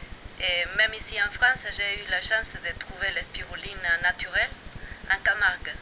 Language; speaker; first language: French; non-native, fluent; Spanish